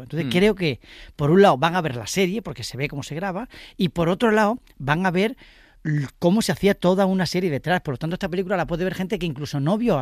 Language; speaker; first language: Spanish; native; Spanish